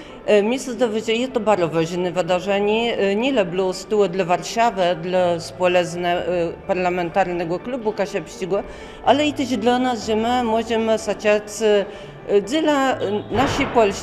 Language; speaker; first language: Polish; non-native, local second language; Kashubian